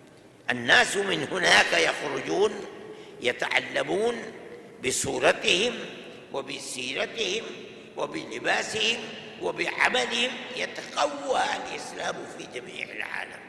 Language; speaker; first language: Arabic; non-native, fluent; Urdu